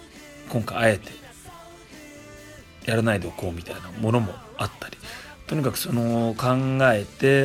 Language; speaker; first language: Japanese; native; Japanese